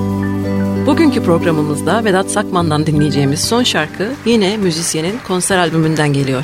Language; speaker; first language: Turkish; native; Turkish